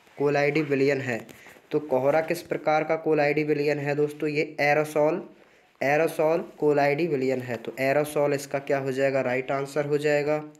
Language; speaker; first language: Hindi; native; Hindi